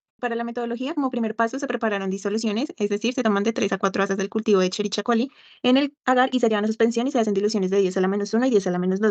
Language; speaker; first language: Spanish; native; Spanish